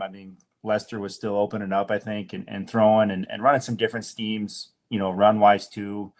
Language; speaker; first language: English; native; English